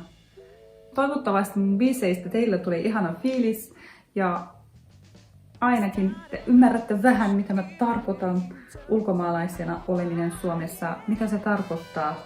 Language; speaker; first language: Finnish; non-native, fluent; Turkish